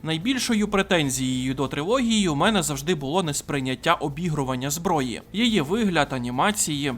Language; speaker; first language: Ukrainian; native; Ukrainian